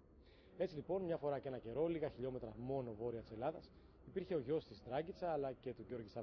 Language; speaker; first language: Greek; native; Greek